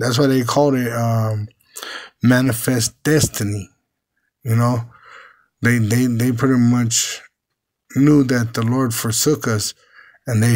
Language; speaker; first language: English; native; English